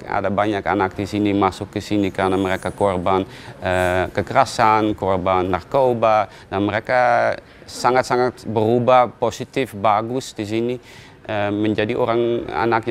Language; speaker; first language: Indonesian; non-native, fluent; Dutch